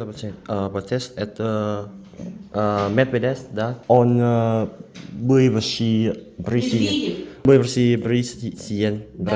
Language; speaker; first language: Russian; non-native, learner; Vietnamese